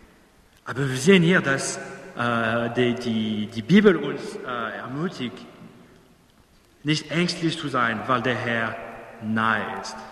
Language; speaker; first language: German; non-native, fluent; English